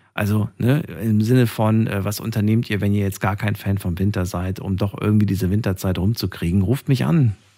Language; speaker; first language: German; native; German